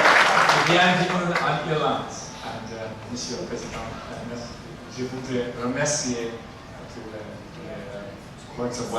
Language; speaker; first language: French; non-native, learner; English